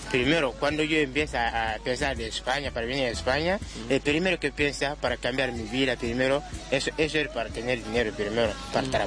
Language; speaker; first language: Spanish; non-native, learner; Wolof